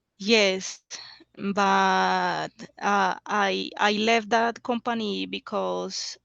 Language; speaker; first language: English; non-native, learner; Spanish